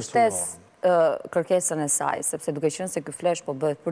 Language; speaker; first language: Albanian; native; Albanian